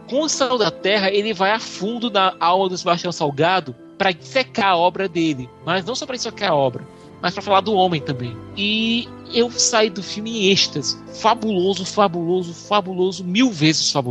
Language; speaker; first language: Portuguese; native; Portuguese